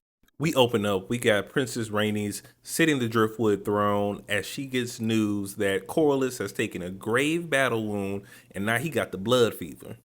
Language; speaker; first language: English; native; English